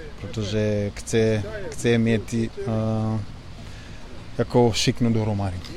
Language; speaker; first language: Czech; non-native, learner; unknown